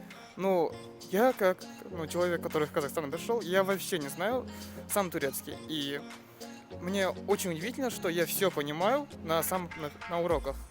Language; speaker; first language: Russian; non-native, local second language; Kazakh